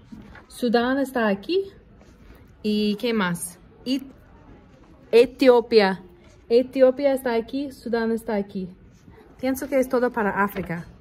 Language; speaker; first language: Spanish; non-native, learner; English